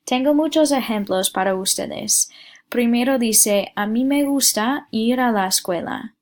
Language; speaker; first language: Spanish; non-native, fluent; English